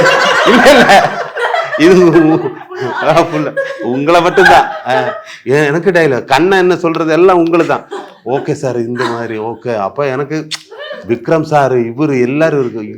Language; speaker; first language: Tamil; non-native, learner; Malayalam